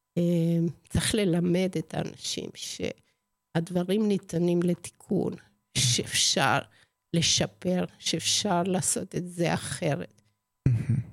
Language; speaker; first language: Hebrew; non-native, fluent; Spanish